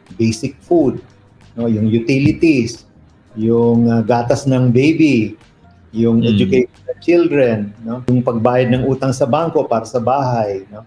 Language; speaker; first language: Filipino; non-native, local second language; Iloko